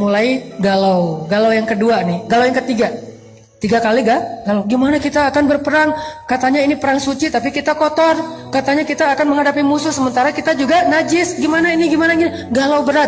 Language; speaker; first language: Indonesian; native; Indonesian